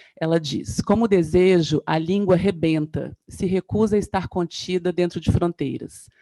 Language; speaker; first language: Portuguese; native; Portuguese